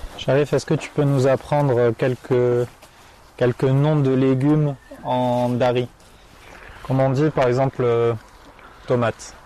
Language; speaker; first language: French; native; French